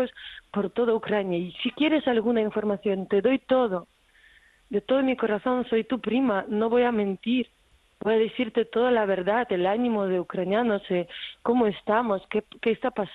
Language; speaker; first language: Spanish; non-native, fluent; Ukrainian